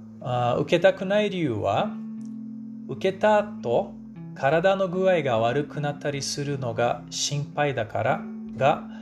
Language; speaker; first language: Japanese; non-native, fluent; Portuguese